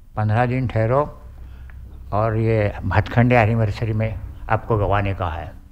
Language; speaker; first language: Hindi; non-native, local second language; Marathi